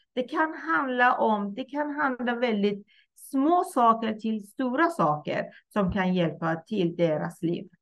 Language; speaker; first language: Swedish; non-native, fluent; Persian